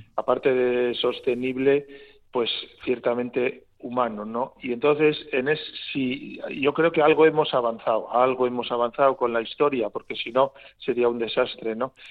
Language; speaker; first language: Spanish; native; Spanish